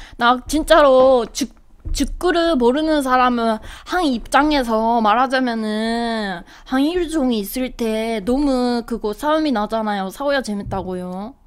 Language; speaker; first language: Korean; non-native, fluent; Japanese